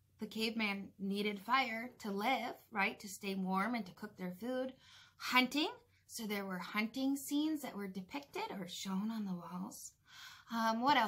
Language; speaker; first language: English; native; English